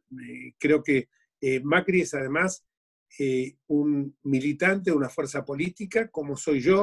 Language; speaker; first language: Spanish; native; Spanish